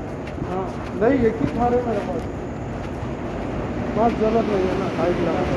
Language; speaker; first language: Hindi; non-native, local second language; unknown